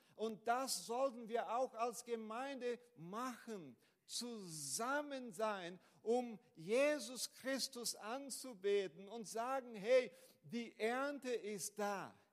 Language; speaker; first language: German; non-native, fluent; Portuguese